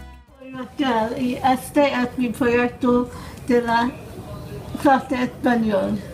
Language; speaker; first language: Spanish; non-native, learner; English